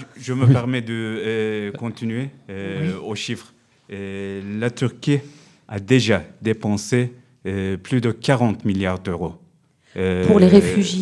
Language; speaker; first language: French; non-native, fluent; Turkish